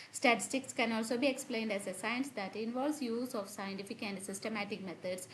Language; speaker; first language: English; non-native, local second language; Malayalam